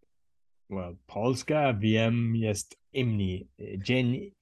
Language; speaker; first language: Polish; non-native, learner; English